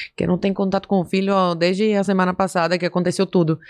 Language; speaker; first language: Portuguese; early bilingual, other home language; Spanish